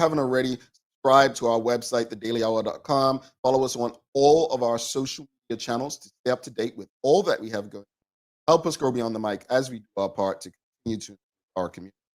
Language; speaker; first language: English; native; English